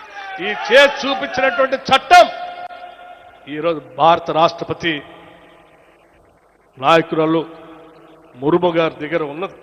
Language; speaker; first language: Telugu; native; Telugu